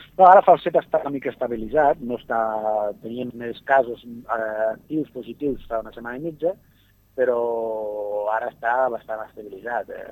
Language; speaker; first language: Catalan; native; Catalan